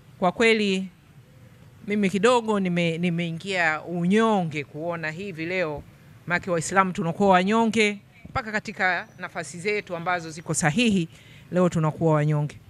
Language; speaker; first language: Swahili; native; Swahili